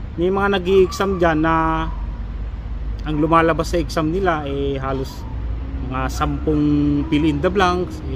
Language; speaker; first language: Filipino; native; Filipino